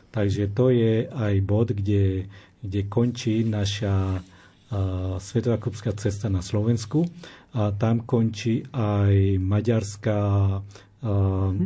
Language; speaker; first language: Slovak; non-native, fluent; Spanish